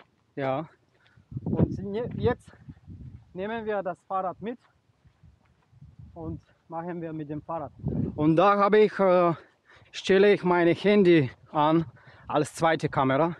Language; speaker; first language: German; non-native, learner; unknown